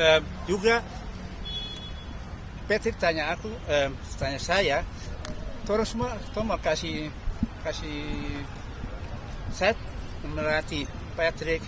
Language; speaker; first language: Indonesian; early bilingual, heritage; Indonesian